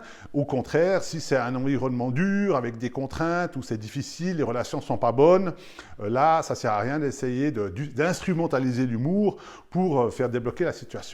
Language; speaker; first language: French; native; French